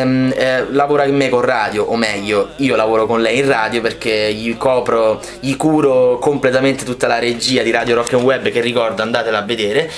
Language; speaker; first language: Italian; native; Italian